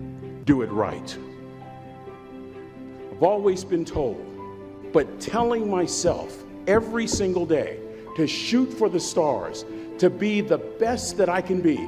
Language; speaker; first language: English; native; English